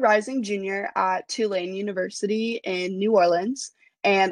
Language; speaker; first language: English; native; English